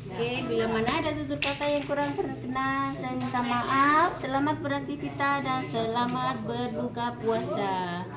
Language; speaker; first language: Indonesian; native; Indonesian